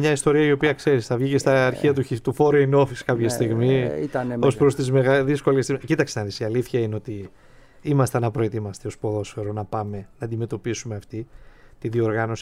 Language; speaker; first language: Greek; native; Greek